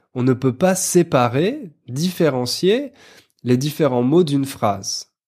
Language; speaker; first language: French; native; French